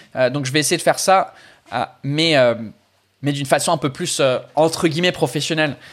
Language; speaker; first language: French; non-native, fluent; English